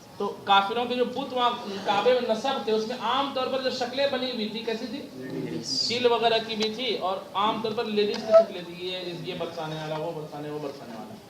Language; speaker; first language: Urdu; native; Urdu